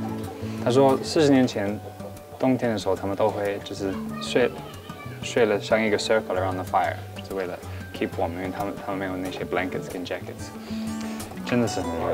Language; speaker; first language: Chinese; early bilingual, heritage; Chinese